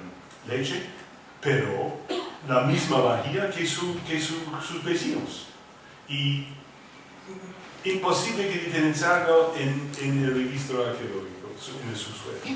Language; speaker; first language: Spanish; non-native, fluent; English